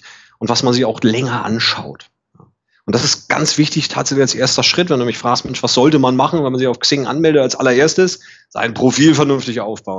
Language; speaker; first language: German; native; German